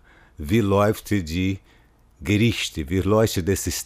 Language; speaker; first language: German; non-native, fluent; Portuguese